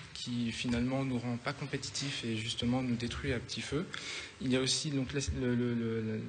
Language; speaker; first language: French; native; French